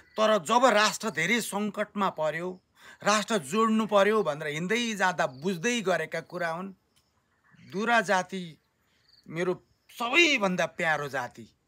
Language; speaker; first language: Nepali; native; Nepali